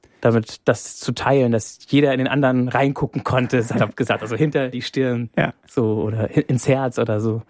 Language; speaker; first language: German; native; German